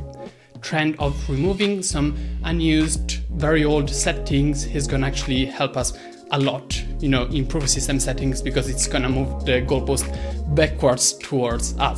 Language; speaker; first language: English; non-native, fluent; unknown